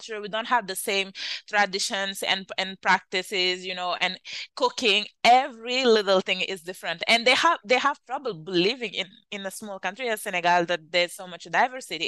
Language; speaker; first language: English; non-native, fluent; Wolof